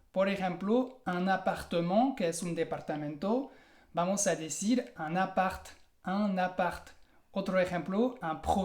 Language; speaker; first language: Spanish; non-native, fluent; French